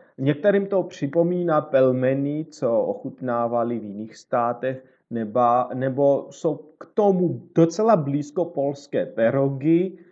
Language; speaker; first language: Czech; non-native, fluent; Georgian